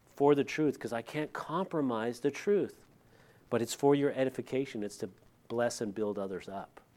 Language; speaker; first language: English; early bilingual, other home language; Dutch